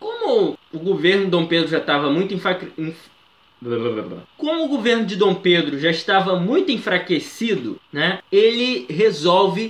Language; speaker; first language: Portuguese; native; Portuguese